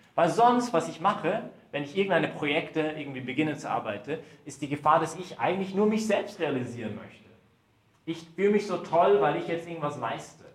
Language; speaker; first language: German; early bilingual, heritage; German